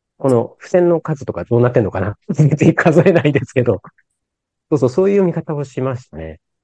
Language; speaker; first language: Japanese; native; Japanese